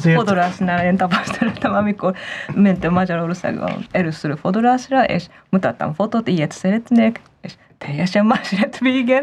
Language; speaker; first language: Hungarian; non-native, fluent; Japanese